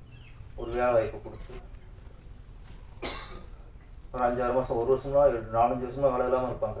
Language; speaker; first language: Tamil; native; Tamil